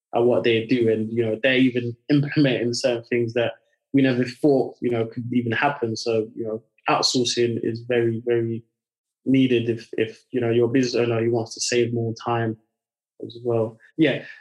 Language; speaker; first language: English; early bilingual, other home language; French